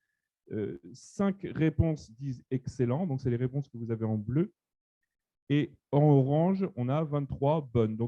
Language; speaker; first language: French; native; French